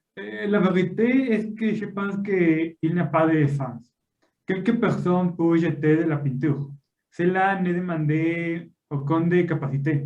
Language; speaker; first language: French; non-native, learner; Spanish